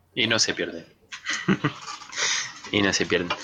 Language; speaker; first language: Spanish; non-native, fluent; French